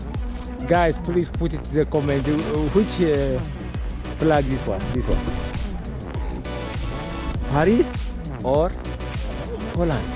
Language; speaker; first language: English; non-native, learner; Amharic